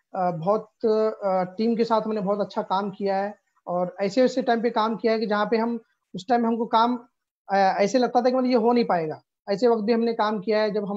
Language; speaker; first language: Hindi; non-native, local second language; Urdu